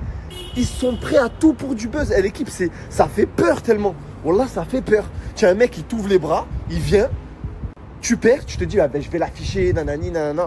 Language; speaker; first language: French; native; French